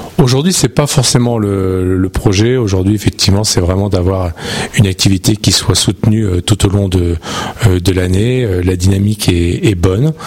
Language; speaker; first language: French; native; French